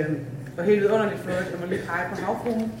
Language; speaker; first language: Danish; native; Danish